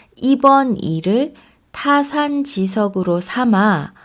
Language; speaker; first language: Korean; native; Korean